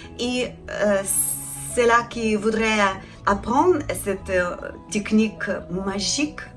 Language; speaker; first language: French; non-native, learner; Ukrainian